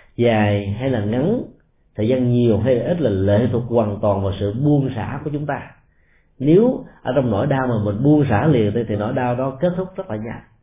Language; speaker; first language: Vietnamese; native; Vietnamese